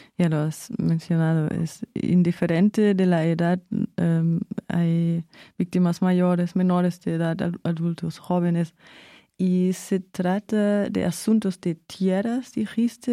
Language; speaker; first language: Spanish; non-native, fluent; German